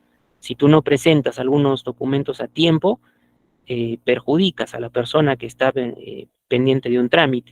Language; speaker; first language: Spanish; native; Spanish